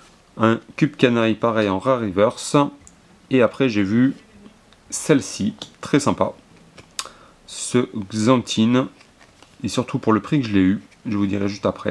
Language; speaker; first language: French; native; French